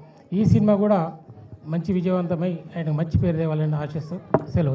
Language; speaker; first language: Telugu; native; Telugu